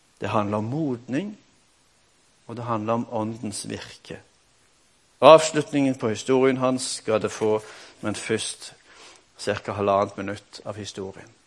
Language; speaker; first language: Norwegian; native; Norwegian